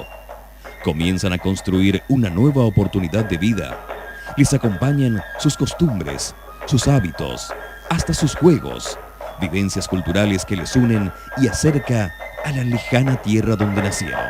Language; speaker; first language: Spanish; native; Spanish